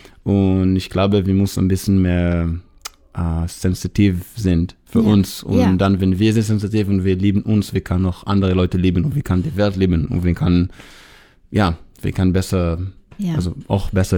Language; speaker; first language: German; non-native, learner; Hebrew